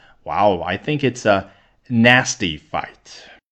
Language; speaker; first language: English; non-native, fluent; Chinese